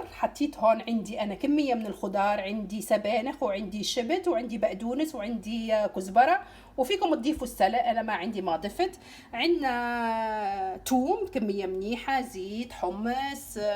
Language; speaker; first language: Arabic; native; Arabic